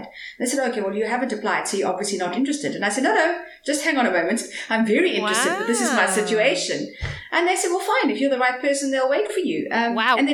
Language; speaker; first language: English; native; English